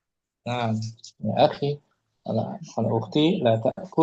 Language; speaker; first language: Arabic; non-native, learner; Indonesian